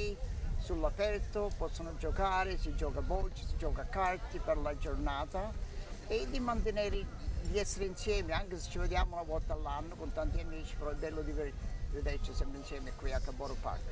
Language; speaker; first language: Italian; early bilingual, heritage; Italian